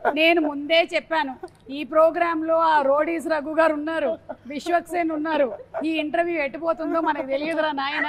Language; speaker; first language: Telugu; native; Telugu